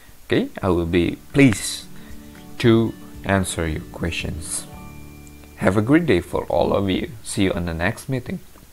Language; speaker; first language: English; non-native, fluent; Indonesian